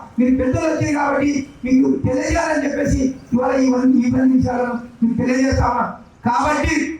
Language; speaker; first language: Telugu; non-native, local second language; Lambadi